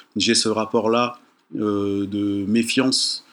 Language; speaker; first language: French; native; French